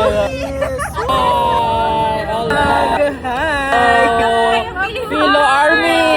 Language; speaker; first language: English; non-native, local second language; Filipino